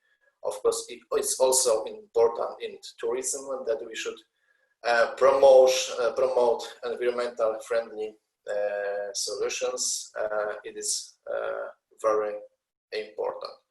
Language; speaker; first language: English; non-native, learner; Polish